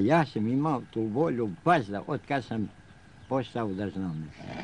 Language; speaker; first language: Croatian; non-native, local second language; Albanian